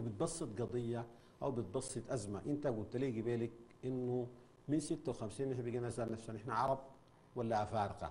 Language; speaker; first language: Arabic; native; Arabic